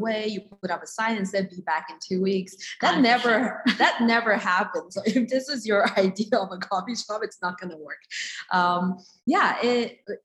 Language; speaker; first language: English; non-native, local second language; Chinese